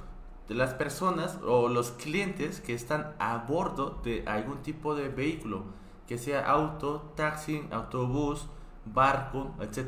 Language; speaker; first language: Spanish; non-native, fluent; Korean